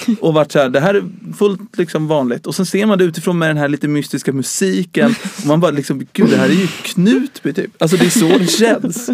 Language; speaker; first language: Swedish; native; Swedish